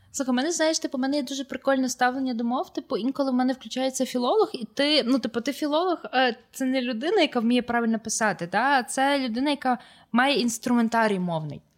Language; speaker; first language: Ukrainian; native; Ukrainian